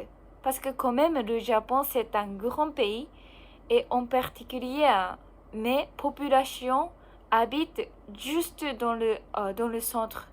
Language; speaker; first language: French; non-native, learner; Japanese